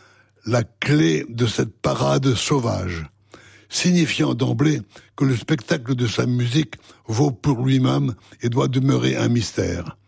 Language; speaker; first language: French; native; French